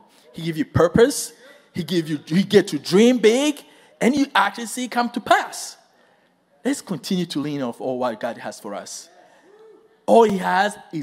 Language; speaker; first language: English; non-native, local second language; Kinyarwanda